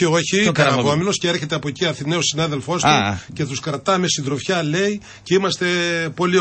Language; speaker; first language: Greek; native; Greek